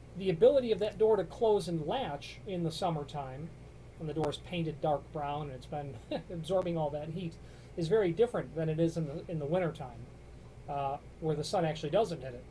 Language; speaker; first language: English; native; English